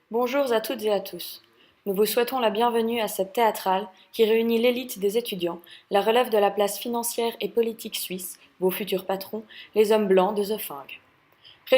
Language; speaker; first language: French; native; French